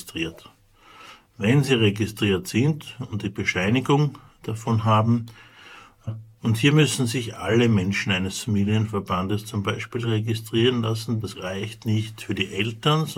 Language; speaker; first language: German; native; German